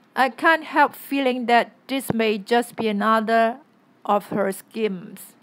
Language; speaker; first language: English; non-native, local second language; Cantonese